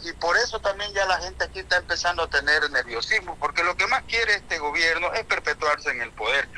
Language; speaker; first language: Spanish; native; Spanish